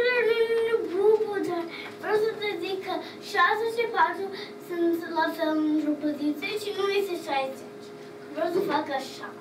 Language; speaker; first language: Romanian; early bilingual, heritage; English